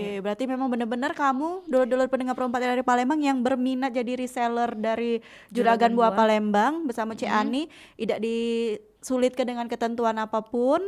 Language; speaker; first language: Indonesian; native; Indonesian